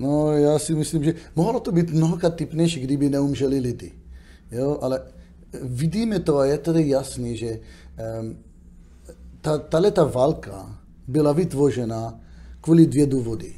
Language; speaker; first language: Czech; non-native, fluent; Hebrew